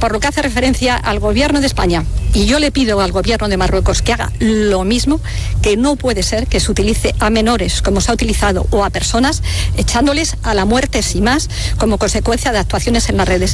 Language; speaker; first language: Spanish; native; Spanish